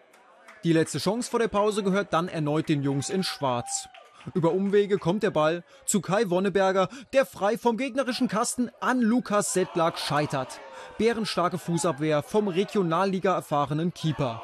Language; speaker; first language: German; native; German